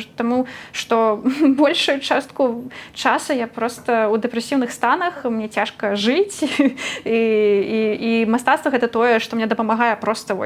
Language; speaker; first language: Belarusian; non-native, local second language; Russian